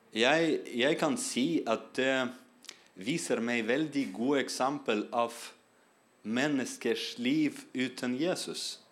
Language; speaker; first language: Norwegian; non-native, learner; Russian